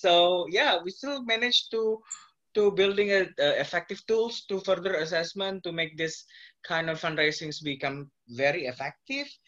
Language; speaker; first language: English; non-native, fluent; Indonesian